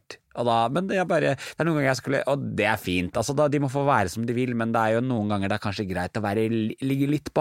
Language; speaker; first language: Norwegian; native; Norwegian